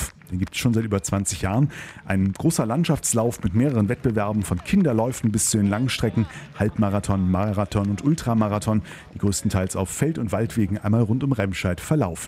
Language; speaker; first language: German; native; German